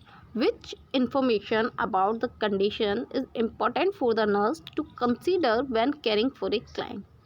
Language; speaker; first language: English; non-native, local second language; Hindi